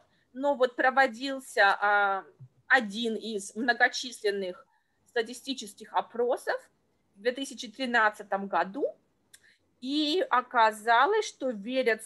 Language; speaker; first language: Russian; native; Russian